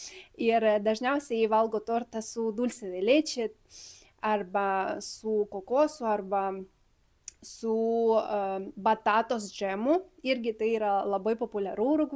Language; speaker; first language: Lithuanian; early bilingual, other home language; Spanish